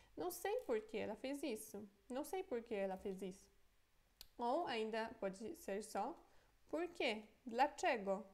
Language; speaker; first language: Portuguese; non-native, fluent; Polish